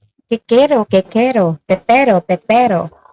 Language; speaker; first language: Spanish; non-native, learner; Filipino